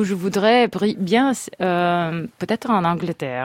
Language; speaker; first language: French; non-native, fluent; Spanish